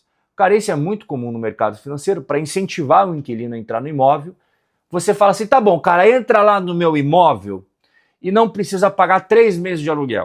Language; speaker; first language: Portuguese; native; Portuguese